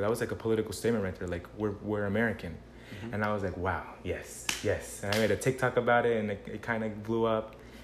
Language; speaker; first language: English; early bilingual, other home language; Spanish